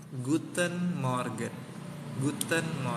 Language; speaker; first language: German; non-native, fluent; Indonesian